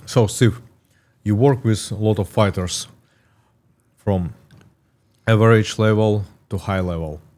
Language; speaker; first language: English; non-native, learner; Russian